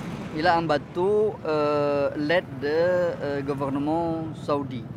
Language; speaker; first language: French; non-native, learner; Indonesian